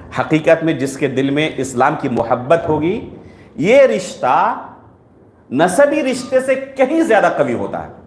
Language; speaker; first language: Urdu; native; Urdu